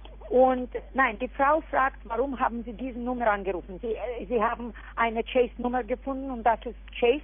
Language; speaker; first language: German; non-native, fluent; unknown